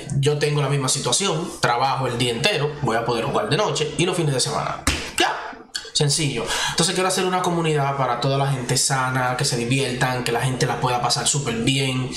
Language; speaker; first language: Spanish; native; Spanish